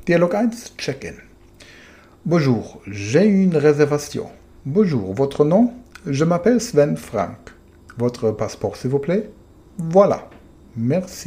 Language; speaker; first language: French; non-native, fluent; German